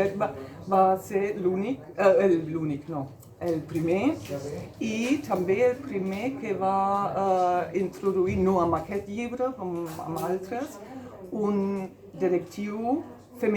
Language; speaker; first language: Catalan; non-native, fluent; German